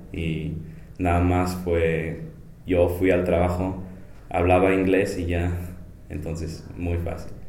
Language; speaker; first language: Spanish; non-native, fluent; English